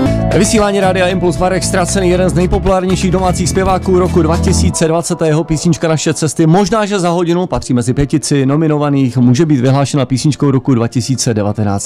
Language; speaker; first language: Czech; native; Czech